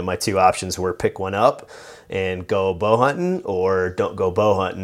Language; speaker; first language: English; native; English